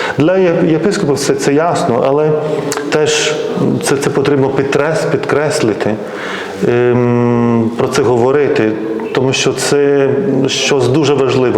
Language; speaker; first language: Ukrainian; non-native, fluent; Lithuanian